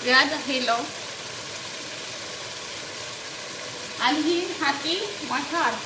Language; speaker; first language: Arabic; non-native, learner; Amharic